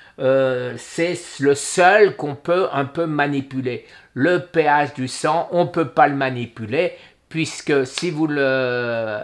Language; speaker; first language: French; native; French